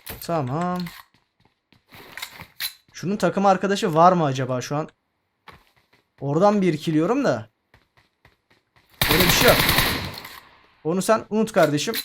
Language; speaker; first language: Turkish; native; Turkish